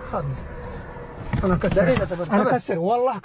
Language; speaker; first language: Arabic; native; Arabic